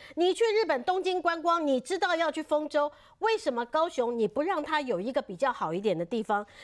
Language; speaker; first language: Chinese; native; Chinese